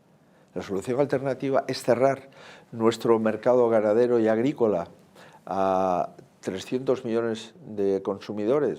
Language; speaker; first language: Spanish; native; Spanish